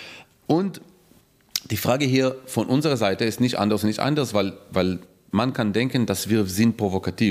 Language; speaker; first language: German; non-native, fluent; Hebrew